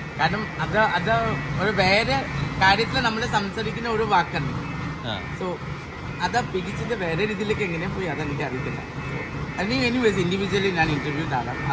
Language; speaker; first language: Malayalam; non-native, fluent; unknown